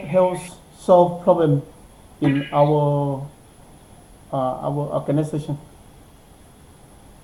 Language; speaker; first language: English; non-native, learner; Thai